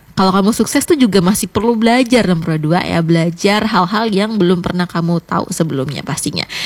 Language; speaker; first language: Indonesian; native; Indonesian